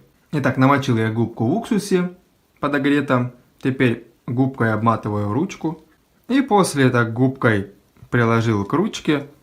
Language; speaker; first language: Russian; native; Russian